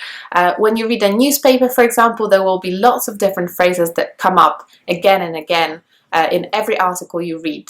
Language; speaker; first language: English; non-native, fluent; Polish